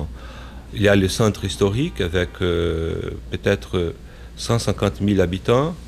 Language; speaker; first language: French; non-native, fluent; Portuguese